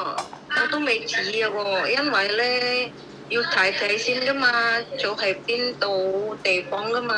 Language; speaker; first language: Cantonese; non-native, learner; Javanese